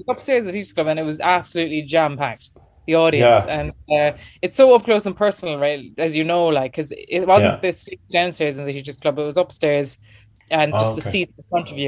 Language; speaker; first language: English; native; English